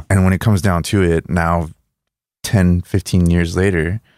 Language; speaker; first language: English; early bilingual, other home language; Spanish